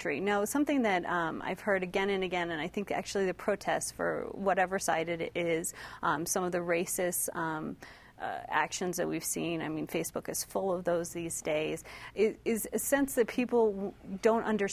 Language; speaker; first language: English; native; English